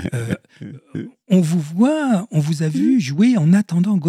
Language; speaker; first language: French; native; French